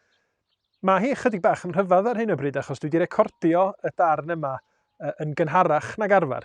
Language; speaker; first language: Welsh; native; Welsh